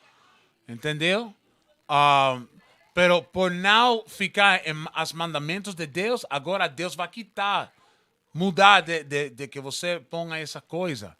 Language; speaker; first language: Portuguese; non-native, learner; Spanish